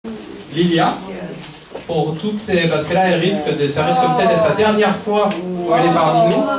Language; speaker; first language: French; native; French